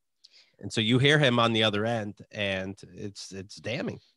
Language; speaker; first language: English; native; English